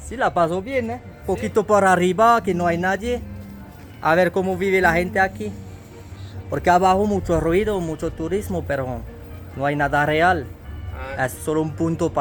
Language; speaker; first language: Spanish; non-native, learner; French